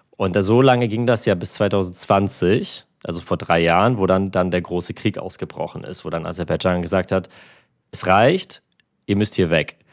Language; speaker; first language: German; early bilingual, other home language; Armenian